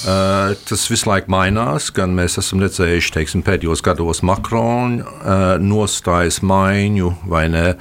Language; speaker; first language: Latvian; early bilingual, heritage; Latvian